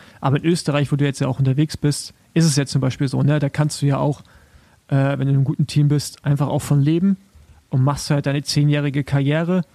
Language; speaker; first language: German; native; German